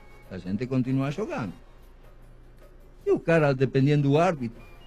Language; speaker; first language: Portuguese; non-native, fluent; Spanish